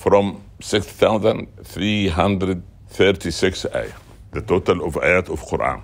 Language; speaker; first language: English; non-native, learner; Arabic